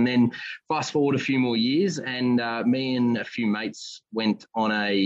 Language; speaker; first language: English; native; English